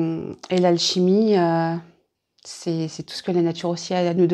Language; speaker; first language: French; native; French